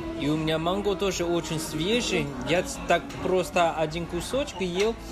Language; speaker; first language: Russian; non-native, learner; Chinese